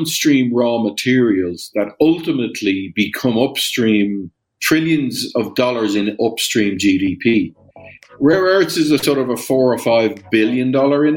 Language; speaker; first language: English; native; English